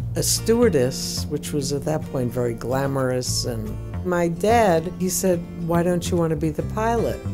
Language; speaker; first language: English; native; English